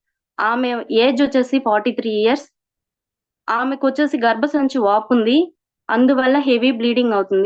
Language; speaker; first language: Telugu; native; Telugu